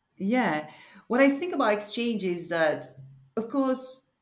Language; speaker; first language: English; non-native, fluent; Spanish